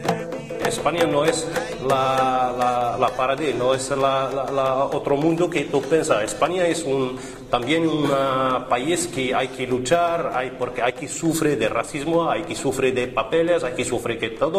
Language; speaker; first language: Spanish; non-native, learner; Arabic